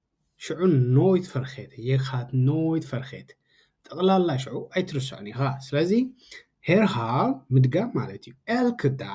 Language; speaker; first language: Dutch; non-native, fluent; Tigrinya